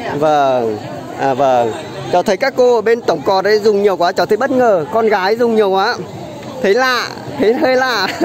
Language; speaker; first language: Vietnamese; native; Vietnamese